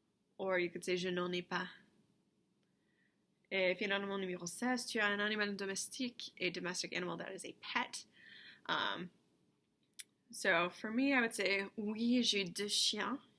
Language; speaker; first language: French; non-native, fluent; English